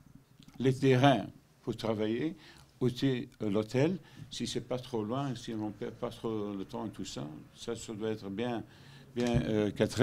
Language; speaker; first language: French; non-native, learner; Dutch